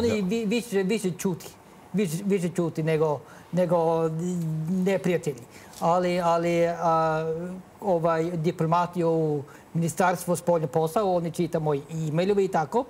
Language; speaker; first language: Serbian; non-native, learner; Norwegian